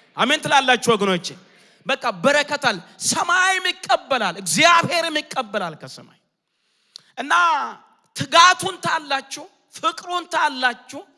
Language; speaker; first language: Amharic; non-native, local second language; Oromo